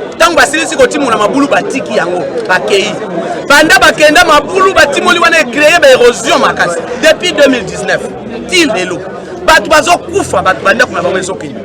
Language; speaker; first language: Lingala; native; Lingala